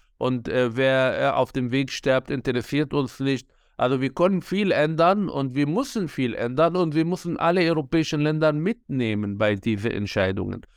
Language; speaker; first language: German; non-native, fluent; Arabic